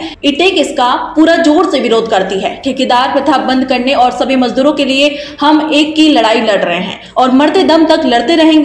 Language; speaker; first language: Hindi; native; Hindi